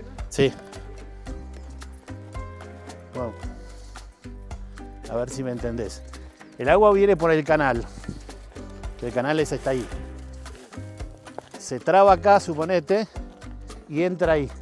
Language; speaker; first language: Spanish; native; Spanish